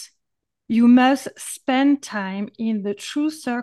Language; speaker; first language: English; non-native, fluent; French